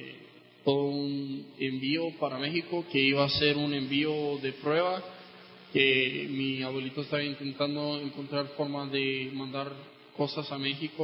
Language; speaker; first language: Spanish; non-native, local second language; English